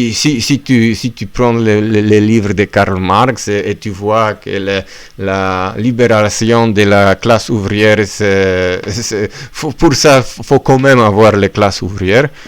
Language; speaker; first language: French; non-native, learner; Polish